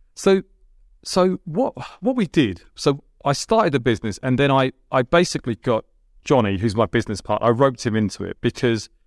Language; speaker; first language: English; early bilingual, other home language; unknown